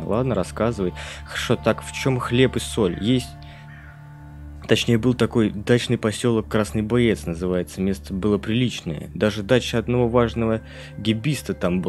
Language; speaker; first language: Russian; native; Russian